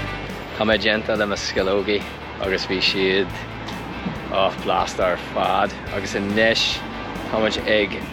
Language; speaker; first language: Irish; non-native, local second language; English